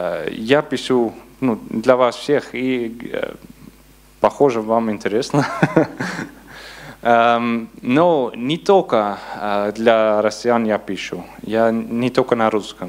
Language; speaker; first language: Russian; non-native, learner; Dutch